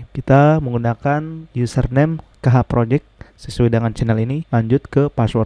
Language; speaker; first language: Indonesian; native; Indonesian